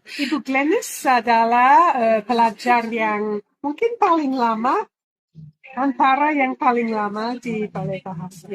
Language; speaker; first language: Indonesian; non-native, fluent; English